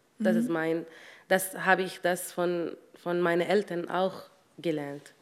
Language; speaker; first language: German; non-native, learner; Arabic